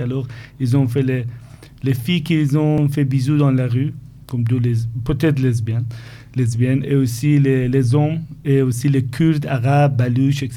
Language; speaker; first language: French; non-native, fluent; Persian